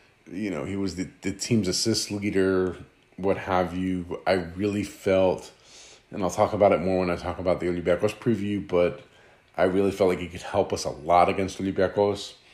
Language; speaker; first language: English; early bilingual, other home language; Greek